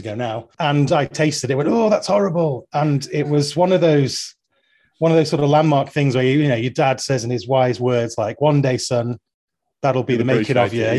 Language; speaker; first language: English; native; English